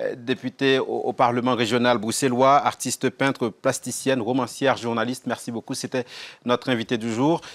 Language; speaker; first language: French; native; French